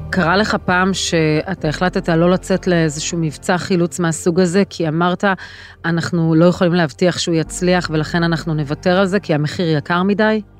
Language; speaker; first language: Hebrew; native; Hebrew